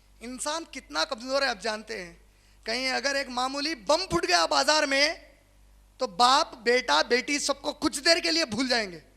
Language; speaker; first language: Hindi; non-native, local second language; Urdu